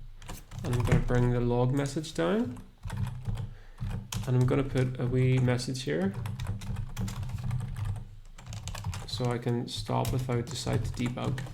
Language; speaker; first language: English; native; English